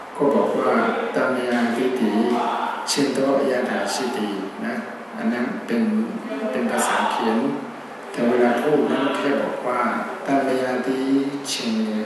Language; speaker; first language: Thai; non-native, fluent; Burmese